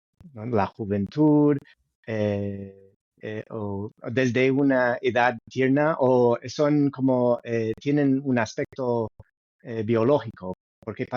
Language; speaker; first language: Spanish; non-native, fluent; English